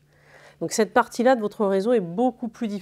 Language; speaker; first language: French; native; French